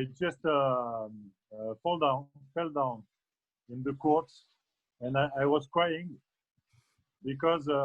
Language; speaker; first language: English; non-native, fluent; French